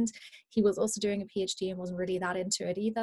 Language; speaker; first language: English; non-native, fluent; German